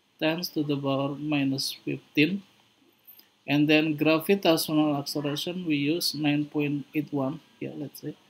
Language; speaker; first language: English; non-native, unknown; Indonesian